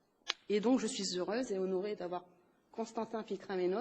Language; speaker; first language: French; native; French